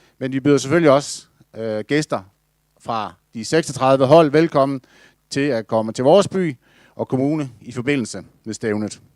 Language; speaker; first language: Danish; native; Danish